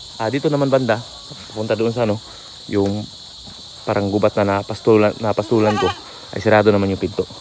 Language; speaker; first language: Filipino; non-native, local second language; Cebuano